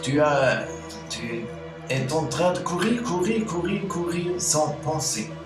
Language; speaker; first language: French; non-native, learner; German